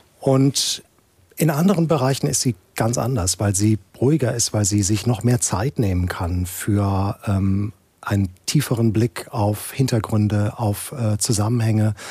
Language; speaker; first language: German; native; German